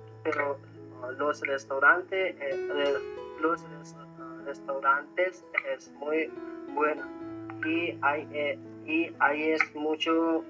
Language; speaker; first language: Spanish; non-native, learner; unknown